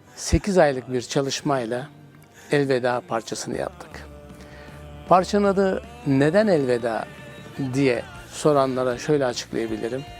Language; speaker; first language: Turkish; native; Turkish